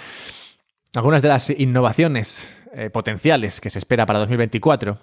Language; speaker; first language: Spanish; native; Spanish